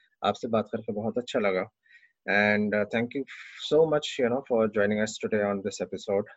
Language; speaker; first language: English; non-native, local second language; Hindi